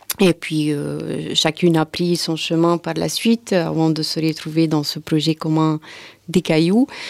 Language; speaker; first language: French; non-native, fluent; Italian